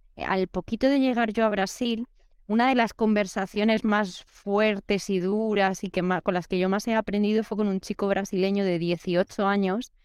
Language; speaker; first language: Spanish; native; Spanish